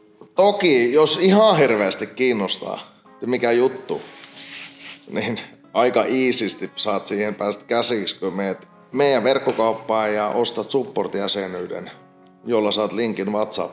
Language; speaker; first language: Finnish; native; Finnish